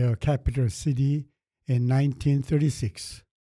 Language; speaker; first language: English; non-native, fluent; Korean